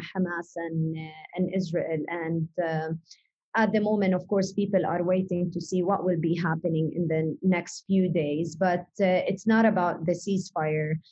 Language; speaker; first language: English; early bilingual, other home language; Arabic